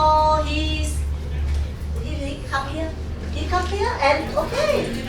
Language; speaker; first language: English; non-native, learner; Vietnamese